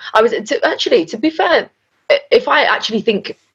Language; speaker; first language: English; native; English